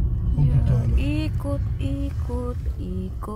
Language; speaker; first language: German; non-native, learner; Filipino